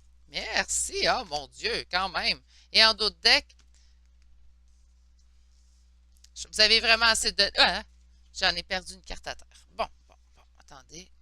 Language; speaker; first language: French; native; French